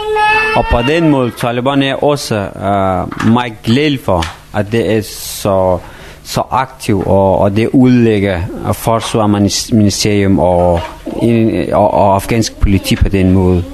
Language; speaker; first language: Danish; non-native, fluent; Persian